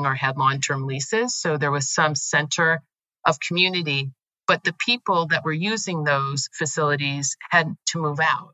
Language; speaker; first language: English; native; English